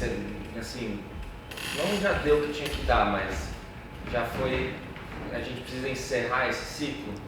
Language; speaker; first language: Portuguese; native; Portuguese